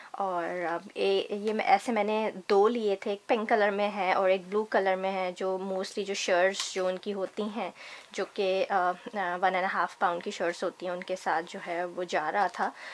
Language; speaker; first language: Hindi; native; Hindi